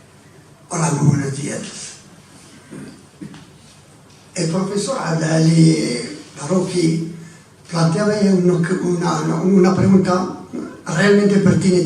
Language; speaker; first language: Spanish; non-native, fluent; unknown